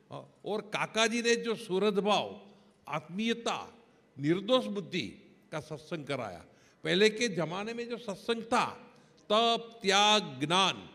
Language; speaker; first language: Hindi; non-native, local second language; Gujarati